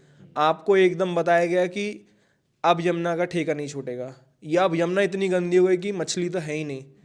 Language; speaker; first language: Hindi; native; Hindi